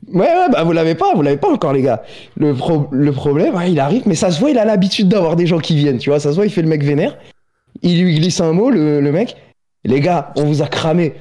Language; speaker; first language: French; native; French